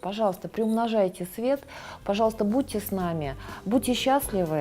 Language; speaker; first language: Russian; native; Russian